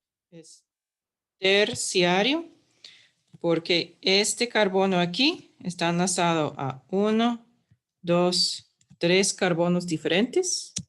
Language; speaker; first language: Spanish; non-native, fluent; English